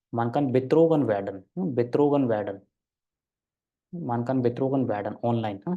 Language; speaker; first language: German; non-native, fluent; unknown